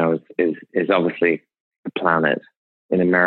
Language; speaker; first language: English; native; English